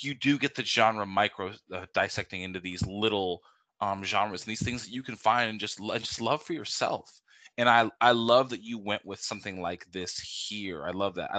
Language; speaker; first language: English; native; English